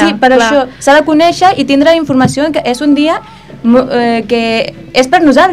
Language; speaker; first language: Catalan; early bilingual, other home language; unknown